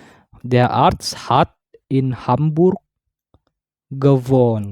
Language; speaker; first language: German; non-native, fluent; Indonesian